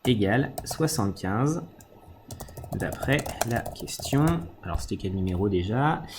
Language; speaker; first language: French; native; French